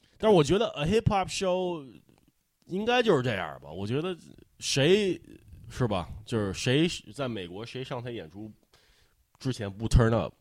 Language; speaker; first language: Chinese; early bilingual, heritage; Chinese